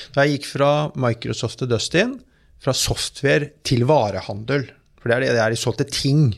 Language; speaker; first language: Norwegian; native; Norwegian